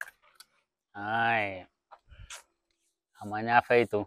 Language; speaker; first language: Portuguese; non-native, learner; Vietnamese